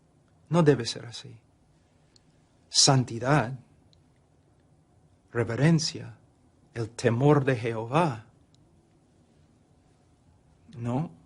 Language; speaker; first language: Spanish; non-native, fluent; English